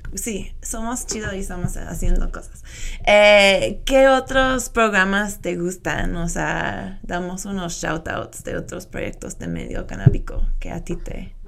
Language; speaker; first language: Spanish; non-native, fluent; English